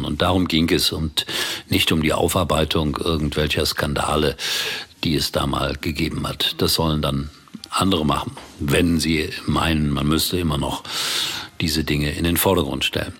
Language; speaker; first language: German; native; German